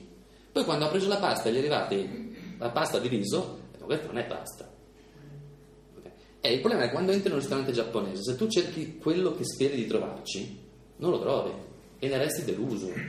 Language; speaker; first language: Italian; native; Italian